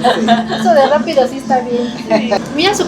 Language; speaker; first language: Spanish; native; Spanish